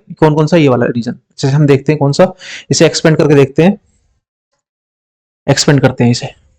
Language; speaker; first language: Hindi; native; Hindi